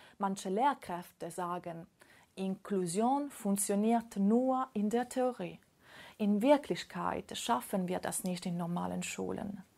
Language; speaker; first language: German; non-native, fluent; Italian